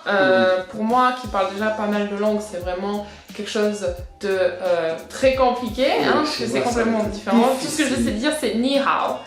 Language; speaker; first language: French; early bilingual, other home language; English